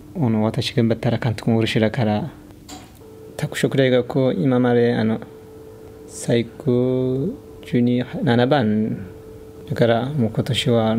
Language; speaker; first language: Japanese; non-native, learner; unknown